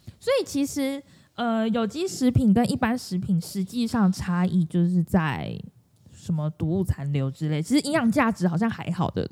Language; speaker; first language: Chinese; native; Chinese